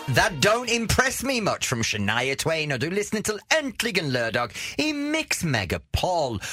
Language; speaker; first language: Swedish; non-native, fluent; English